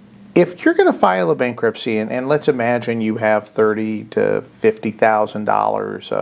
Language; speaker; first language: English; native; English